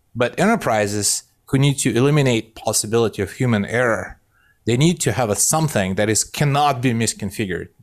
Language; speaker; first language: English; non-native, fluent; Russian